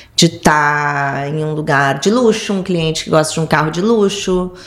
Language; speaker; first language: Portuguese; native; Portuguese